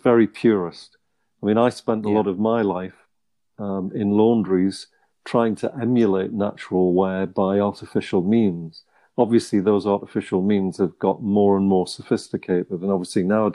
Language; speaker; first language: English; native; English